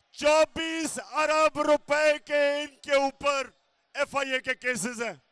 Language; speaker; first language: Urdu; native; Urdu